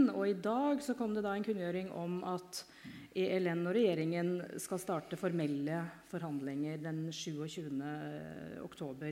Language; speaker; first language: Norwegian; native; Norwegian